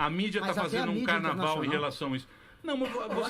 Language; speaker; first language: Portuguese; native; Portuguese